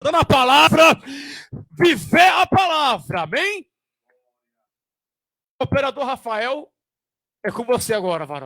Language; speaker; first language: Portuguese; native; Portuguese